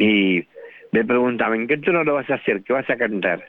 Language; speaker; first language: Spanish; native; Spanish